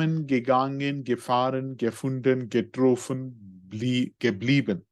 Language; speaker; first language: German; non-native, fluent; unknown